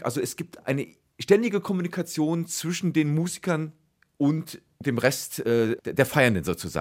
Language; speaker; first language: German; native; German